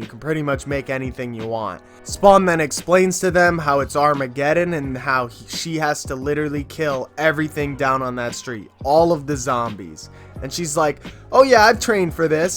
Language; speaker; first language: English; native; English